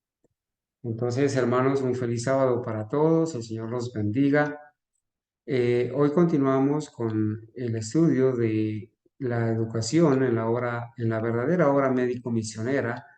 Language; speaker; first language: Spanish; native; Spanish